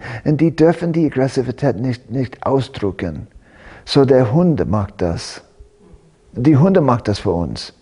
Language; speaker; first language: German; non-native, fluent; English